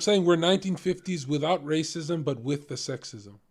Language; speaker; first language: English; native; English